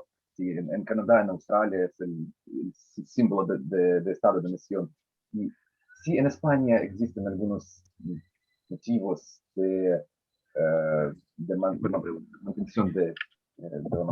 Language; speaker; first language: Spanish; non-native, learner; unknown